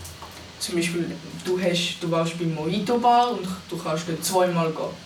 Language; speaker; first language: German; non-native, local second language; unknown